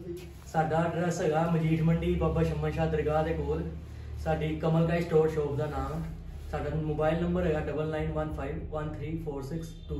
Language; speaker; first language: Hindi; non-native, local second language; Punjabi